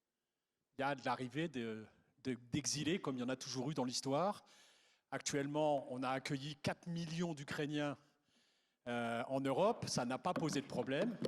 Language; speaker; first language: French; native; French